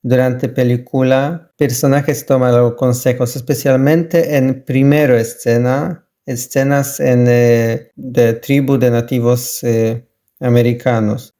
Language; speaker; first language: Spanish; non-native, learner; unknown